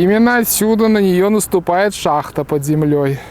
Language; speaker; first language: Russian; native; Russian